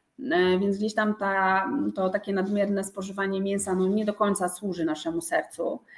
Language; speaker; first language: Polish; native; Polish